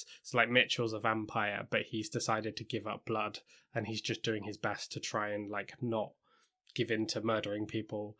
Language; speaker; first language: English; native; English